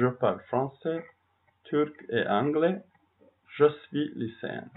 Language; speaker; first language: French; non-native, learner; Turkish